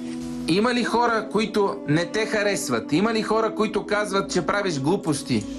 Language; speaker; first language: Bulgarian; native; Bulgarian